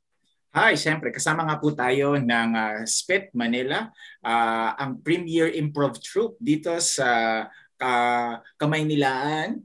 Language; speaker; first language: Filipino; native; Filipino